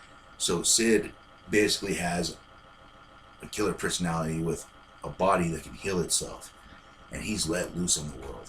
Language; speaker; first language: English; native; English